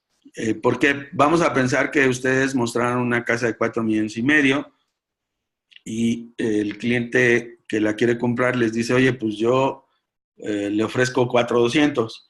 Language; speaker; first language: Spanish; native; Spanish